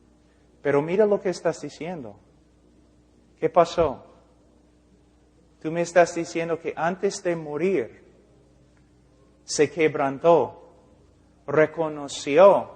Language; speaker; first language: Spanish; non-native, fluent; English